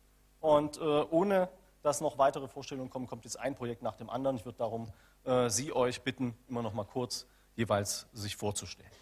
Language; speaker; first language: German; native; German